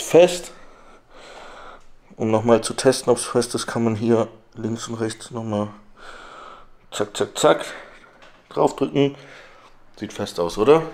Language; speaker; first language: German; native; German